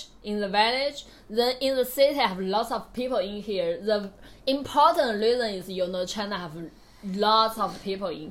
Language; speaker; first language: English; non-native, learner; Chinese